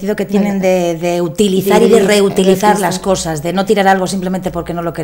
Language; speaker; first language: Spanish; native; Spanish